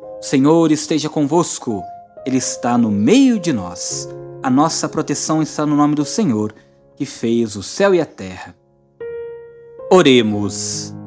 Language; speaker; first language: Portuguese; native; Portuguese